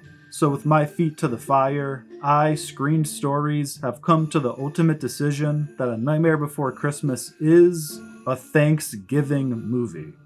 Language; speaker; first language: English; native; English